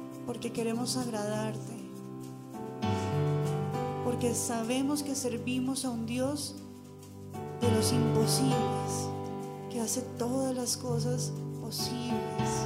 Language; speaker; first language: Spanish; native; Spanish